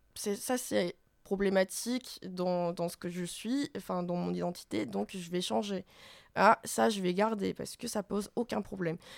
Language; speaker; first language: French; non-native, fluent; Korean